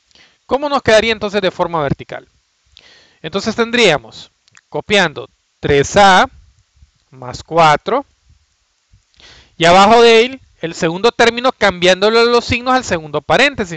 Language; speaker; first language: Spanish; native; Spanish